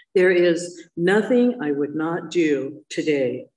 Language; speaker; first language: English; native; English